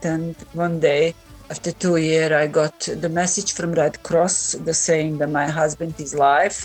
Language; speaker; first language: English; non-native, learner; Bosnian